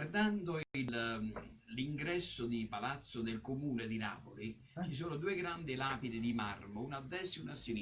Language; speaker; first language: Italian; native; Italian